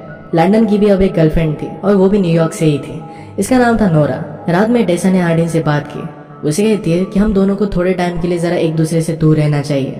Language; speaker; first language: Hindi; native; Hindi